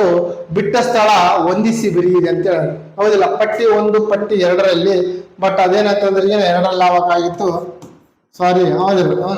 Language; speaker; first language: Kannada; native; Kannada